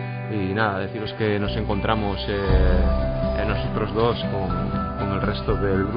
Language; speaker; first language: Spanish; native; Spanish